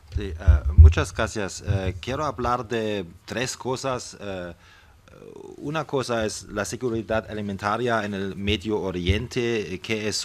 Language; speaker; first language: Spanish; non-native, fluent; German